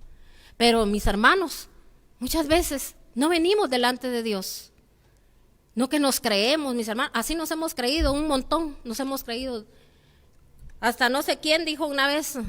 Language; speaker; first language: Spanish; native; Spanish